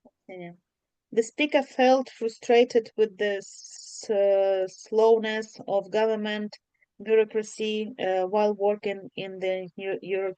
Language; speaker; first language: English; non-native, learner; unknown